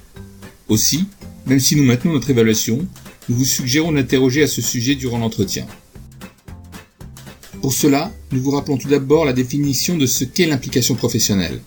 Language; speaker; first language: French; native; French